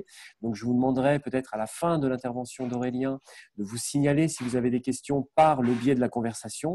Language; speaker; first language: French; native; French